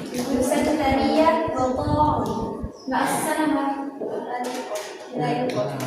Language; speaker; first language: Arabic; non-native, learner; Indonesian